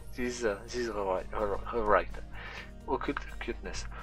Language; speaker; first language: English; non-native, fluent; French